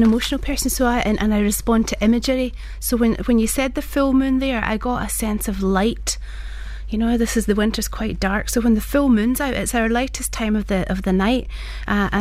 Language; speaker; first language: English; native; English